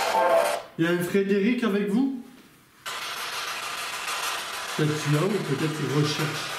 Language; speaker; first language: French; native; French